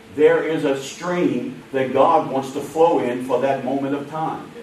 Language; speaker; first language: English; native; English